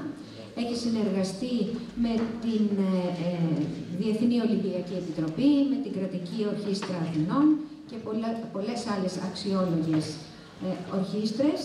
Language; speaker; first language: Greek; native; Greek